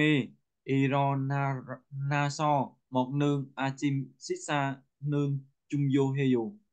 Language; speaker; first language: Korean; non-native, learner; Vietnamese